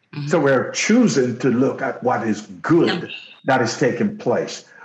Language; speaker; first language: English; non-native, local second language; Jamaican Creole English